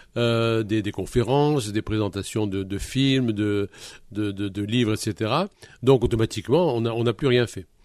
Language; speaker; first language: French; native; French